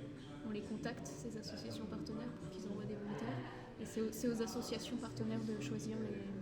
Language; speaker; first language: French; native; French